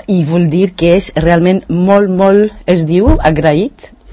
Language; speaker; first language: Catalan; non-native, learner; French